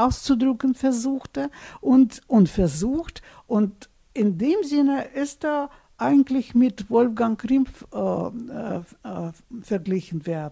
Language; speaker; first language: German; non-native, fluent; Russian